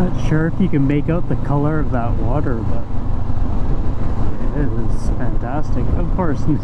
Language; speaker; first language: English; native; English